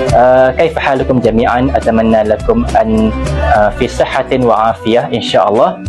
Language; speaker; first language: Arabic; non-native, learner; Malay